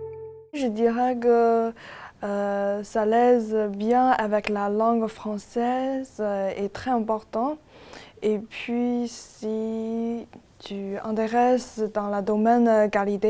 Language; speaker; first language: French; non-native, learner; Chinese